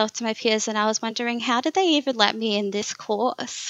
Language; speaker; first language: English; native; English